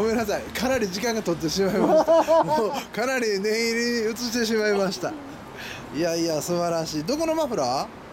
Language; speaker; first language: Japanese; native; Japanese